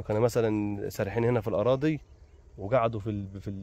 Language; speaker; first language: Arabic; native; Arabic